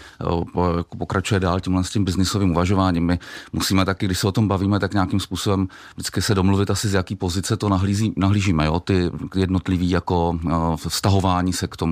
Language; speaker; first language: Czech; native; Czech